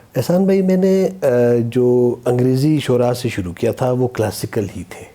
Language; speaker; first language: Urdu; non-native, local second language; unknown